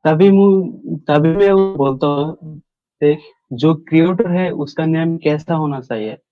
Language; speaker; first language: Hindi; non-native, local second language; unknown